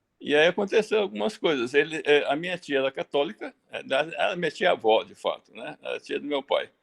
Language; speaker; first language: Portuguese; early bilingual, other home language; German